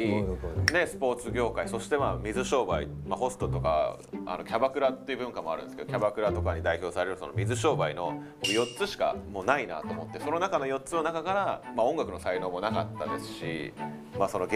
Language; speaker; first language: Japanese; native; Japanese